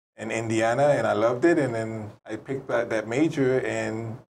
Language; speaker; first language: English; native; English